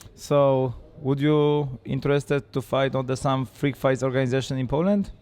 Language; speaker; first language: English; non-native, learner; Polish